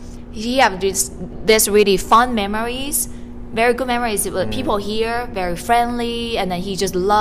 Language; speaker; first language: English; non-native, fluent; Chinese